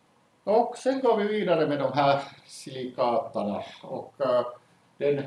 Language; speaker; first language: Swedish; native; Swedish